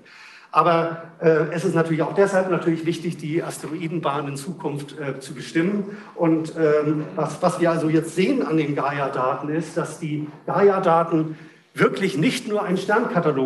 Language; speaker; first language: German; native; German